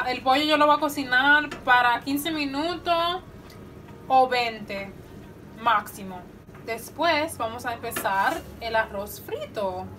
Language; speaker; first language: Spanish; early bilingual, heritage; Spanish